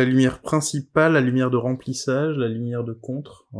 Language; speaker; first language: French; native; French